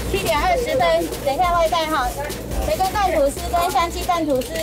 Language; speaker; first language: Chinese; native; Chinese